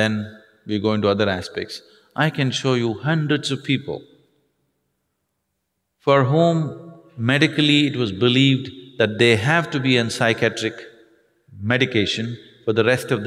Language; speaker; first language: English; non-native, local second language; Tamil